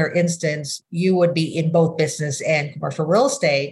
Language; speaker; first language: English; non-native, local second language; Filipino